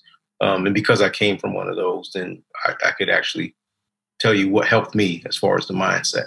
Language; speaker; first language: English; native; English